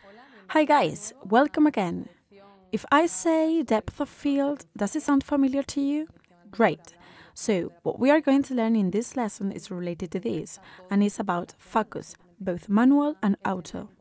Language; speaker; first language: English; non-native, fluent; Spanish